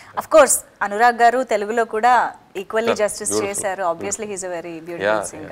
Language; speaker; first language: Telugu; native; Telugu